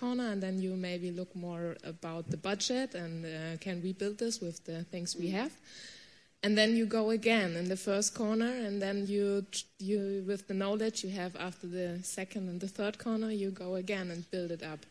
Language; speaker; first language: English; non-native, learner; German